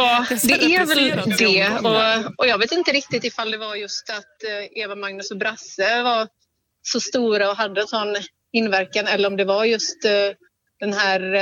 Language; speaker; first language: Swedish; native; Swedish